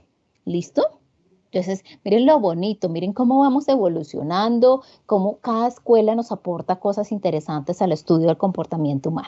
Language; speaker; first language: Spanish; native; Spanish